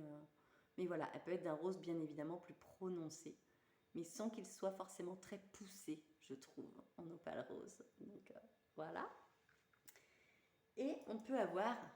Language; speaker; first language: French; native; French